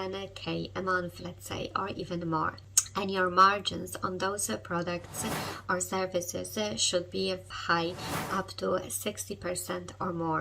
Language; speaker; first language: English; non-native, fluent; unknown